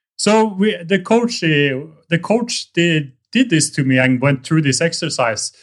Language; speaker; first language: English; non-native, fluent; Norwegian